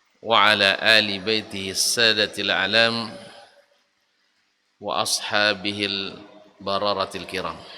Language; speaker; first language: Arabic; non-native, fluent; Indonesian